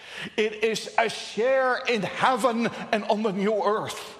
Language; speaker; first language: English; non-native, fluent; Dutch